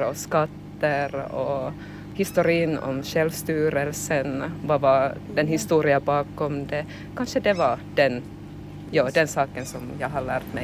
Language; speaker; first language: Swedish; non-native, local second language; Finnish